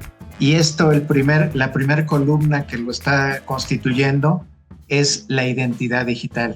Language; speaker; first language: Spanish; native; Spanish